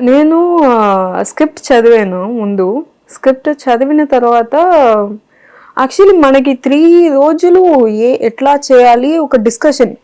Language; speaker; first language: Telugu; non-native, learner; Tamil